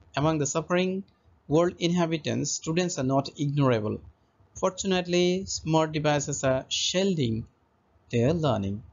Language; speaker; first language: English; non-native, local second language; Assamese